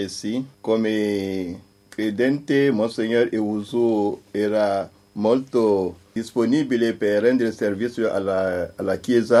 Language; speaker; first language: Italian; non-native, learner; French